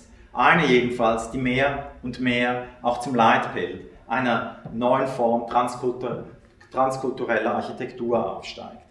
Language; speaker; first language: German; native; German